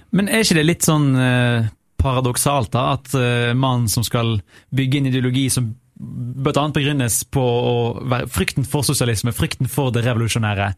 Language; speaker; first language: Norwegian; native; Norwegian